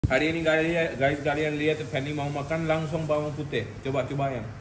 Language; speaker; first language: Indonesian; non-native, fluent; Punjabi